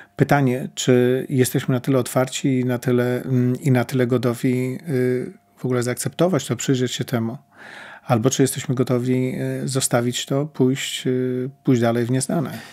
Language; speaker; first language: Polish; native; Polish